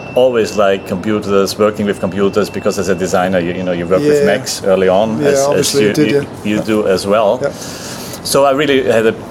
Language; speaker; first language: English; non-native, fluent; German